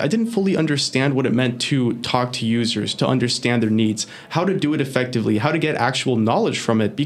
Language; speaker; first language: English; early bilingual, other home language; Spanish